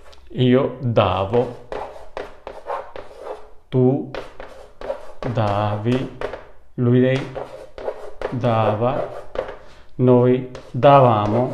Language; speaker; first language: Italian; non-native, fluent; Urdu